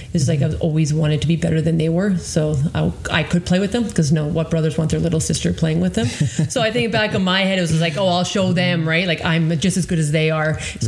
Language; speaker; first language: English; non-native, fluent; Croatian